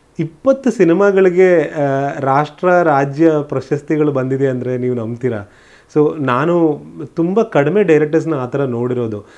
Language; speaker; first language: Kannada; non-native, local second language; Malayalam